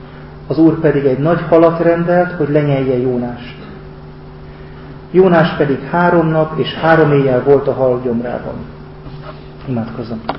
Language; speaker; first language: Hungarian; native; Hungarian